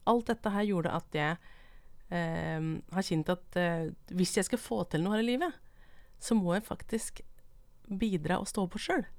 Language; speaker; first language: Norwegian; non-native, local second language; Vietnamese